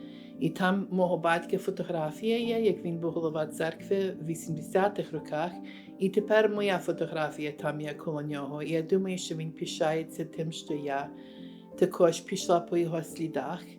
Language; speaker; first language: Ukrainian; early bilingual, heritage; Ukrainian